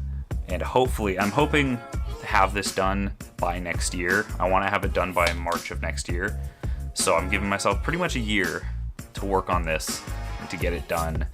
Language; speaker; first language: English; native; English